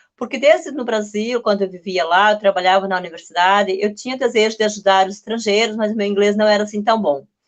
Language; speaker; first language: Portuguese; native; Portuguese